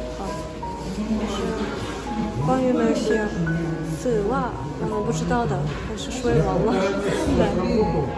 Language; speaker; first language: Chinese; non-native, learner; Russian